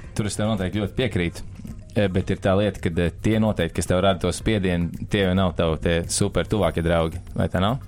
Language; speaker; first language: Latvian; native; Latvian